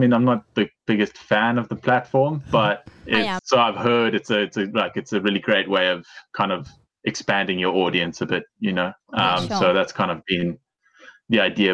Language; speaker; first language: English; native; English